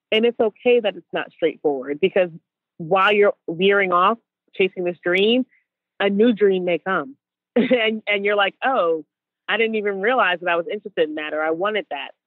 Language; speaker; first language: English; native; English